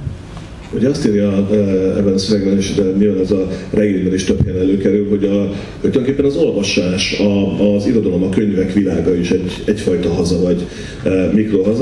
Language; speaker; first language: Hungarian; native; Hungarian